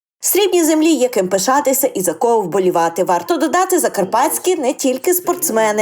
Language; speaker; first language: Ukrainian; native; Ukrainian